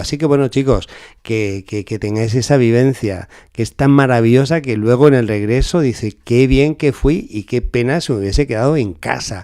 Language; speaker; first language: Spanish; native; Spanish